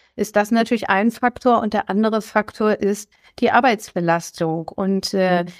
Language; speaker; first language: German; native; German